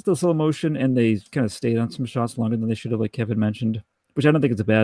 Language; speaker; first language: English; native; English